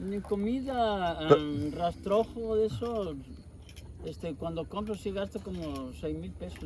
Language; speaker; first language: Spanish; native; Spanish